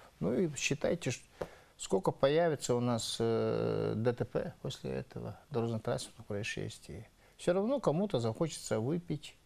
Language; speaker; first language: Russian; non-native, local second language; Yakut